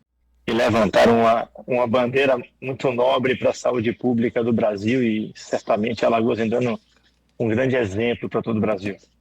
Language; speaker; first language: Portuguese; native; Portuguese